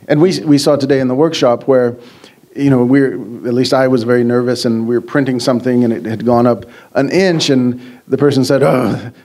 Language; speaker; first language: English; native; English